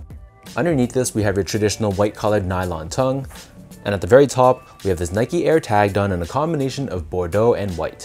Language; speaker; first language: English; native; English